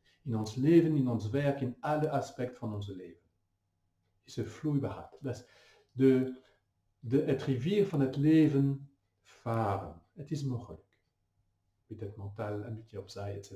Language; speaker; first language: Dutch; non-native, fluent; French